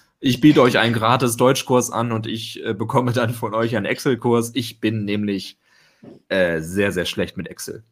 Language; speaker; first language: German; native; German